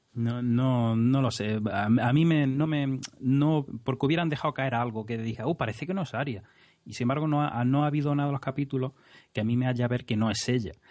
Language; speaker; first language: Spanish; native; Spanish